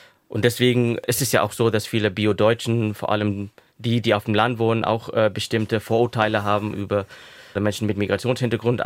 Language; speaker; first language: German; non-native, fluent; Urdu